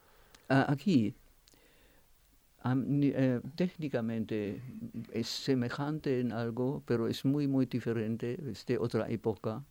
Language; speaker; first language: Spanish; non-native, fluent; French